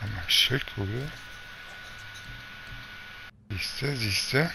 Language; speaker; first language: German; native; German